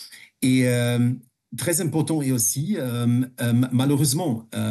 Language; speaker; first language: French; non-native, fluent; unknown